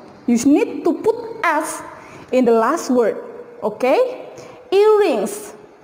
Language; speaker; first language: English; non-native, fluent; Indonesian